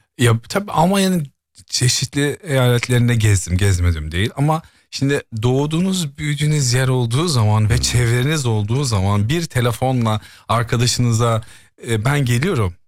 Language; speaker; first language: Turkish; early bilingual, heritage; Turkish